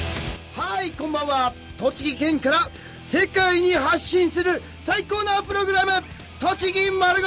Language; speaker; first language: Japanese; native; Japanese